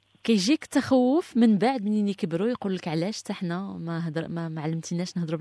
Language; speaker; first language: Arabic; native; Arabic